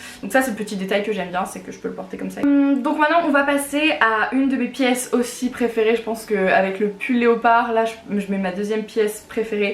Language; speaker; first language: French; native; French